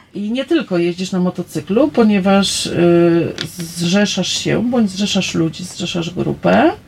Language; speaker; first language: Polish; native; Polish